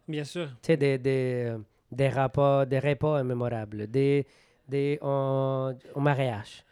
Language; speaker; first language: French; non-native, fluent; Spanish